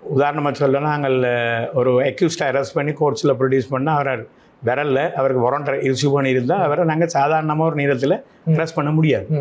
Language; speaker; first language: Tamil; native; Tamil